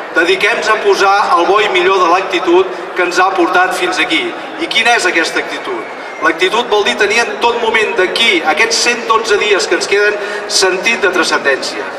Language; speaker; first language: Catalan; native; Catalan